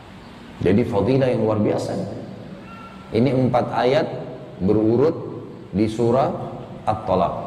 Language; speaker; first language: Indonesian; native; Indonesian